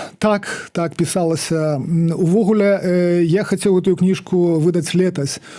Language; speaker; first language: Belarusian; non-native, local second language; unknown